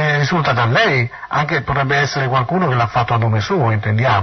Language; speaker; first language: Italian; native; Italian